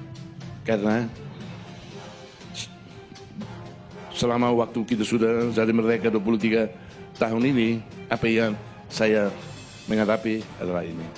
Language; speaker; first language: Indonesian; non-native, fluent; Tetum